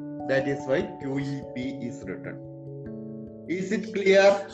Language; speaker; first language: English; non-native, local second language; Malayalam